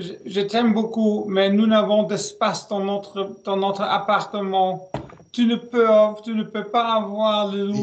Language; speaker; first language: French; non-native, learner; German